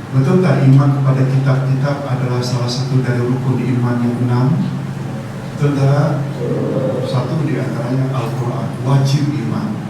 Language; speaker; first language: Malay; native; Malay